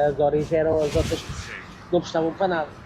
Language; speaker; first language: Portuguese; native; Portuguese